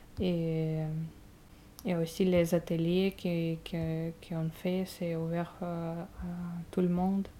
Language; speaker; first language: French; non-native, fluent; Russian